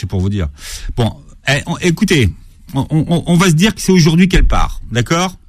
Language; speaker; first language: French; native; French